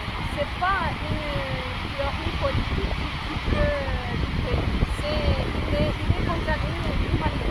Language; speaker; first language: French; non-native, learner; Portuguese